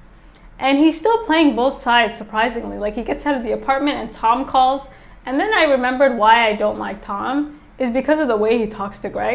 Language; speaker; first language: English; native; English